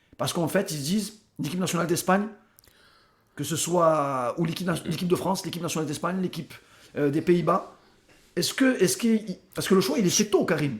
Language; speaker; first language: French; native; French